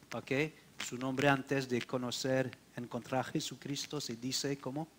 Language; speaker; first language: Spanish; non-native, learner; French